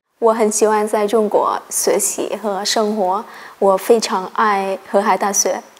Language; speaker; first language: Chinese; non-native, fluent; Vietnamese